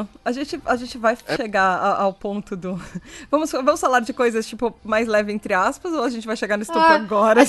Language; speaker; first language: Portuguese; native; Portuguese